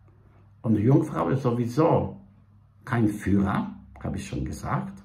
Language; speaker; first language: German; non-native, fluent; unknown